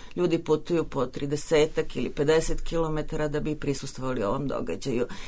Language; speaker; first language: Serbian; native; Serbian